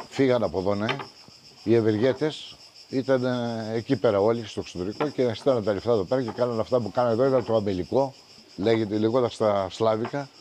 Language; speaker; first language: Greek; native; Greek